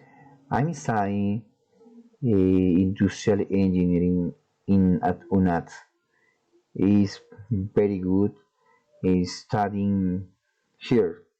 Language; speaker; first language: English; non-native, learner; Spanish